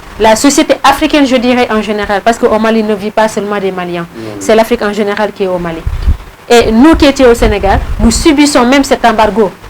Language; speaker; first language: French; non-native, local second language; Wolof